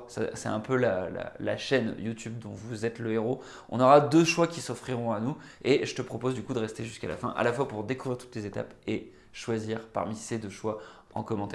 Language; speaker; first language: French; native; French